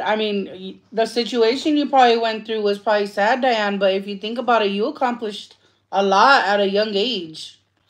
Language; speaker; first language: English; early bilingual, other home language; Spanish